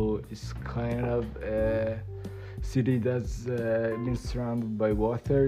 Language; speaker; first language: English; non-native, fluent; Persian